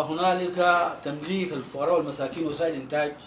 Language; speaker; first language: Arabic; native; Arabic